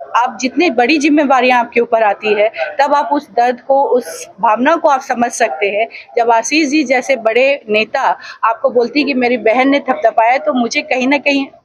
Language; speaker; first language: Hindi; native; Hindi